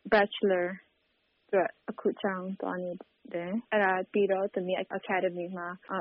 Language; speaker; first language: Burmese; non-native, local second language; Hakha Chin